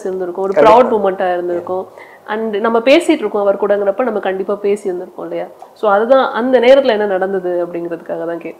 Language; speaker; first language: Tamil; native; Tamil